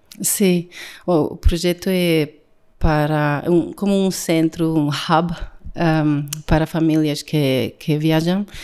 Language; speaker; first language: Portuguese; non-native, learner; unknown